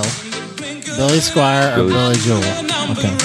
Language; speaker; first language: English; native; English